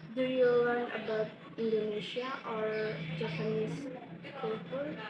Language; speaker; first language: English; non-native, learner; Indonesian